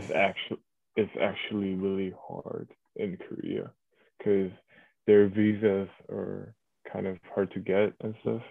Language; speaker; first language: English; early bilingual, other home language; Korean